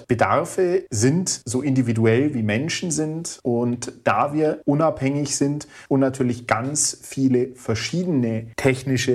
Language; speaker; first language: German; native; German